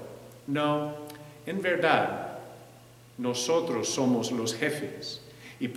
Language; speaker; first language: Spanish; non-native, fluent; English